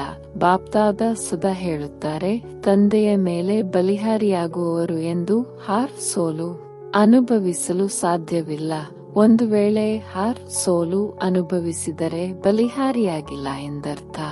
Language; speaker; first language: Kannada; native; Kannada